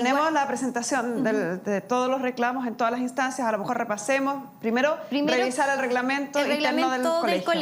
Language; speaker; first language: Spanish; native; Spanish